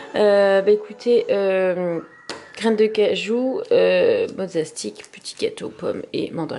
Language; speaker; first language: French; native; French